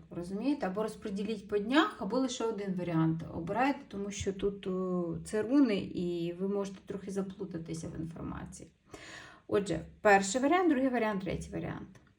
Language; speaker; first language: Ukrainian; non-native, local second language; Russian